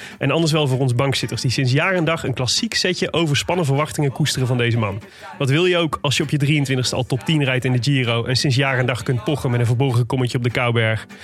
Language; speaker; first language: Dutch; native; Dutch